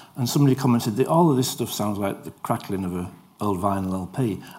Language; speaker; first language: English; native; English